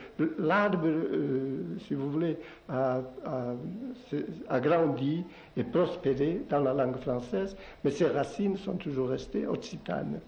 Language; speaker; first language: French; non-native, local second language; Occitan